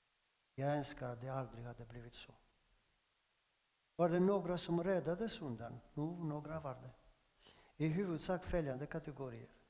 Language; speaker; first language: Swedish; non-native, fluent; Greek